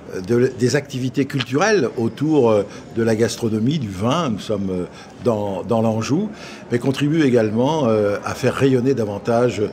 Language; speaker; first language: French; native; French